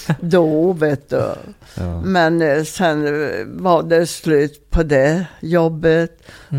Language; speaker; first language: Swedish; non-native, fluent; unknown